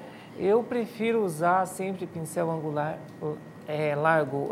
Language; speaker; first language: Spanish; non-native, learner; Portuguese